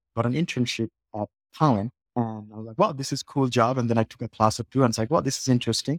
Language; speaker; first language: English; non-native, local second language; Bangla